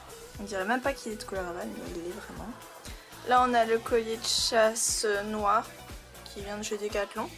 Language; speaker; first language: French; native; French